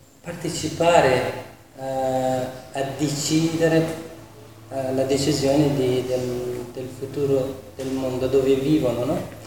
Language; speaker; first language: Italian; non-native, fluent; Persian